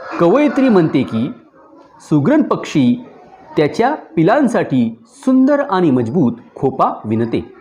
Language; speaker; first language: Marathi; non-native, local second language; Urdu